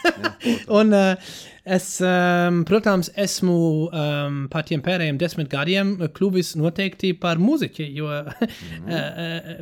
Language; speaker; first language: Latvian; non-native, fluent; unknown